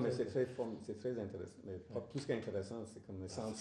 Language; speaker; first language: French; non-native, fluent; English